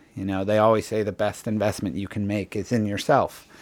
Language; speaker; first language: English; native; English